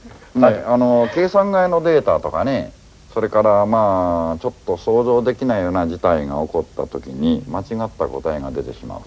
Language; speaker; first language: Japanese; native; Japanese